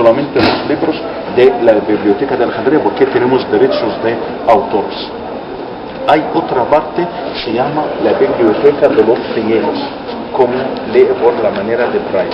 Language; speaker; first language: Spanish; non-native, fluent; Arabic